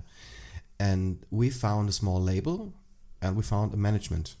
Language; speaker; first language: English; non-native, fluent; German